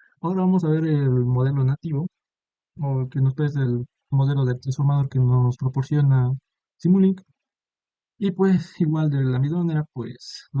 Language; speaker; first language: Spanish; native; Spanish